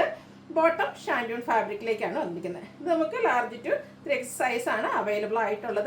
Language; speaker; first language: Malayalam; native; Malayalam